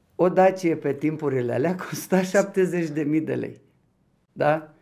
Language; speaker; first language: Romanian; non-native, local second language; Ukrainian